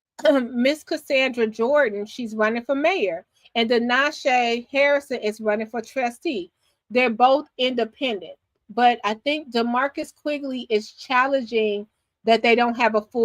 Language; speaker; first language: English; native; English